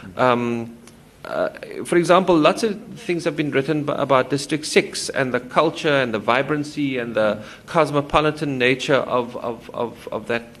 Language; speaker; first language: English; native; English